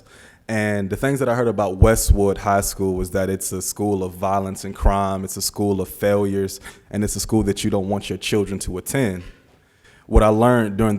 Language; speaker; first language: English; native; English